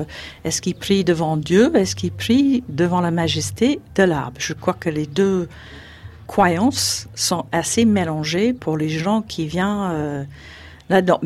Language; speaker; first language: French; non-native, fluent; English